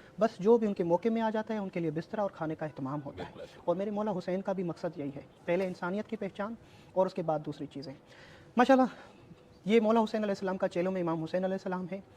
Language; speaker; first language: Urdu; native; Urdu